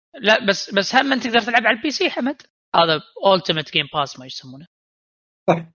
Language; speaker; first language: Arabic; native; Arabic